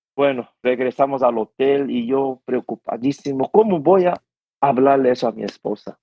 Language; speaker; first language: Spanish; non-native, fluent; Korean